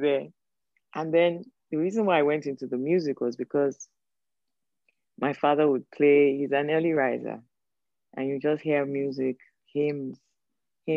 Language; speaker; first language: English; non-native, local second language; Yoruba